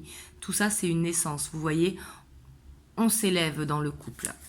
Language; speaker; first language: French; native; French